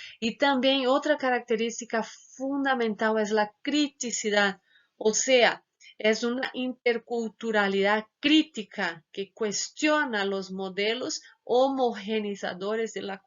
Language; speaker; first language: Spanish; non-native, fluent; Portuguese